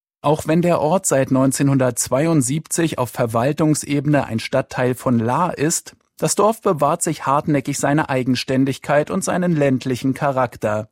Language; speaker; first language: German; native; German